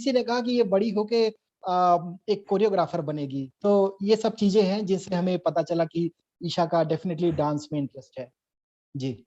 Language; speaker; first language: Hindi; native; Hindi